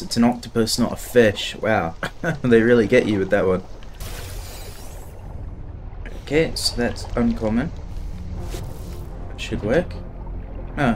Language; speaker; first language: English; native; English